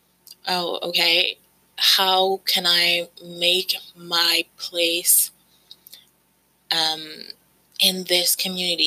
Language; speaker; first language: English; native; English